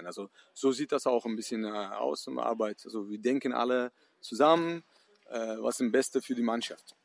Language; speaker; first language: German; non-native, fluent; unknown